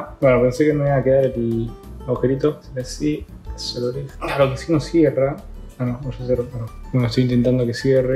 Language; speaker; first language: Spanish; native; Spanish